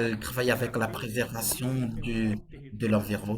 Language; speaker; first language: French; non-native, fluent; Portuguese